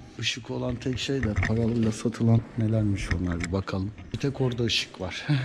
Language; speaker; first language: Turkish; native; Turkish